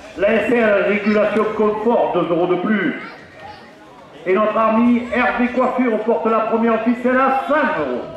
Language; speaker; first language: French; native; French